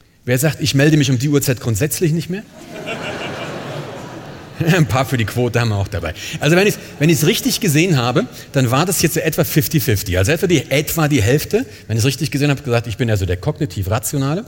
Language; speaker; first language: German; native; German